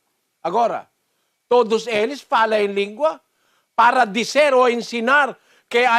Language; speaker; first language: Portuguese; non-native, learner; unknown